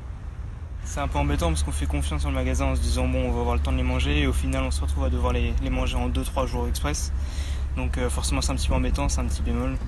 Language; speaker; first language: French; native; French